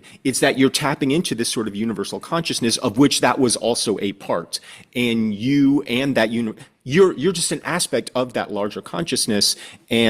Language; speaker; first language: English; native; English